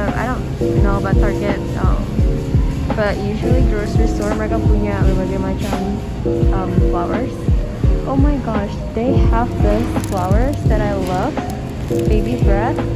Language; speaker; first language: English; non-native, fluent; Indonesian